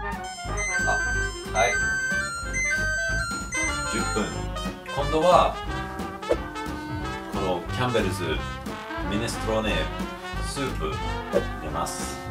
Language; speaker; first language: Japanese; non-native, fluent; English